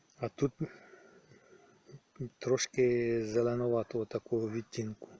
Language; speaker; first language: Ukrainian; native; Ukrainian